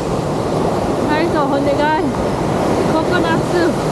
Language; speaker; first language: Japanese; non-native, learner; Spanish